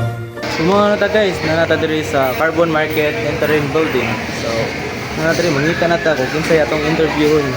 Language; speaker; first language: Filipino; non-native, local second language; Cebuano